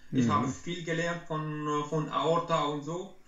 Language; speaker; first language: German; non-native, learner; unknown